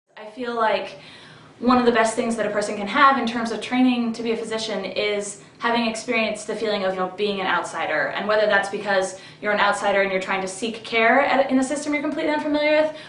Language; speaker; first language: English; native; English